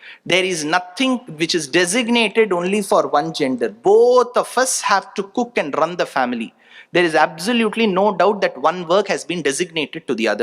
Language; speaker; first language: English; non-native, local second language; Tamil